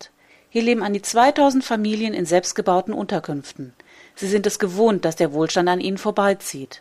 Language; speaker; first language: German; native; German